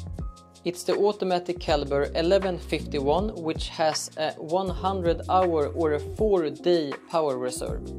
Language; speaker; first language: English; non-native, fluent; Swedish